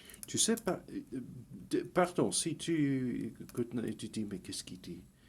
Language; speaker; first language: French; early bilingual, heritage; English